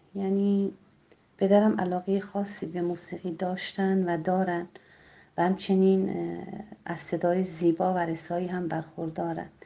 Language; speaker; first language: Persian; non-native, local second language; Central Kurdish